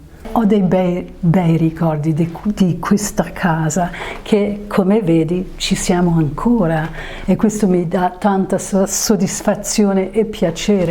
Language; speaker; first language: Italian; early bilingual, heritage; Italian